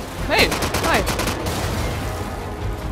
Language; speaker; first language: German; native; German